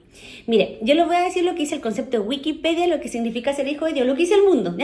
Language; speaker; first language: Spanish; native; Spanish